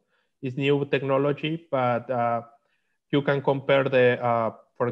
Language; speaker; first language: English; non-native, learner; Spanish